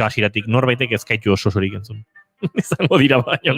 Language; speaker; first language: Basque; native; Basque